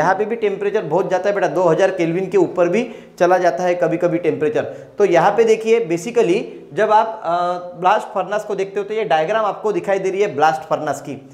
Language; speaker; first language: Hindi; non-native, local second language; Marathi